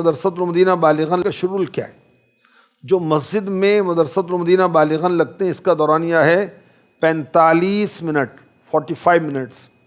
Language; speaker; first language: Urdu; native; Urdu